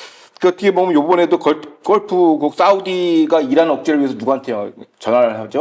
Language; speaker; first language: Korean; native; Korean